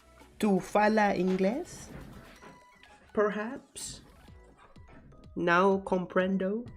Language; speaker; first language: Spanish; non-native, learner; English